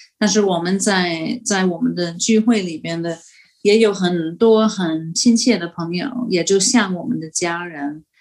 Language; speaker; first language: Chinese; non-native, fluent; English